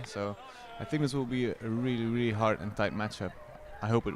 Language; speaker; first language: English; non-native, fluent; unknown